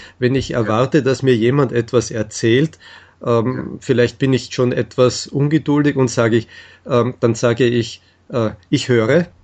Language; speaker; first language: German; native; German